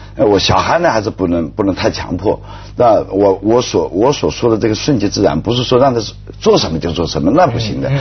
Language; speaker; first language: Chinese; native; Chinese